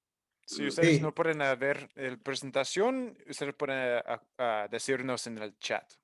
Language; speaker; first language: Spanish; non-native, learner; English